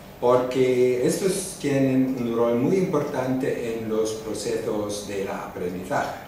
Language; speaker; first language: Spanish; non-native, fluent; German